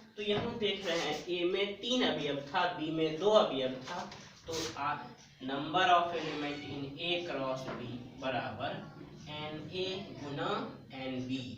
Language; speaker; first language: Hindi; native; Hindi